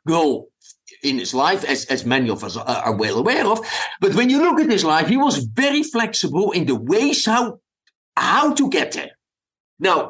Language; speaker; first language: English; non-native, fluent; Dutch